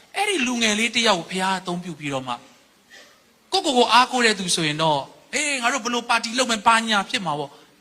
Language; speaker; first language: Burmese; non-native, local second language; Hakha Chin